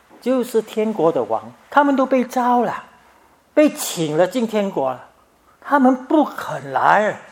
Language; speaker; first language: Chinese; native; Chinese